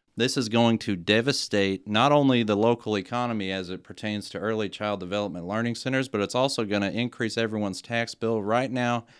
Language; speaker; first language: English; native; English